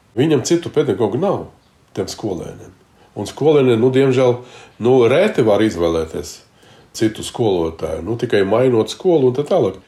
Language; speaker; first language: Latvian; non-native, local second language; Russian